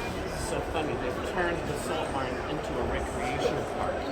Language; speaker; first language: English; native; English